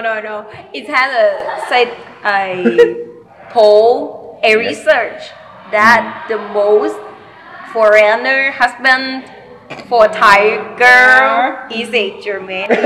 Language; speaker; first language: English; non-native, learner; Thai